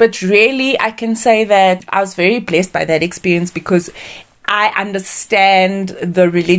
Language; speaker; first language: English; native; English